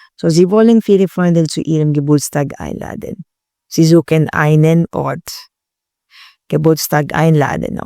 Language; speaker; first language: German; non-native, learner; Filipino